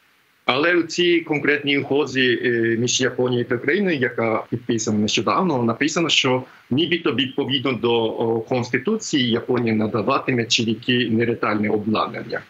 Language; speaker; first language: Ukrainian; non-native, fluent; Japanese